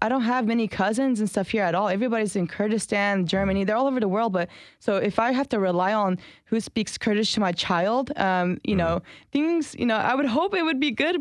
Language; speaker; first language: English; early bilingual, other home language; Kurdish